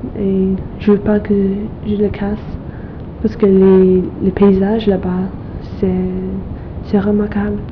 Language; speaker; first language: French; non-native, fluent; English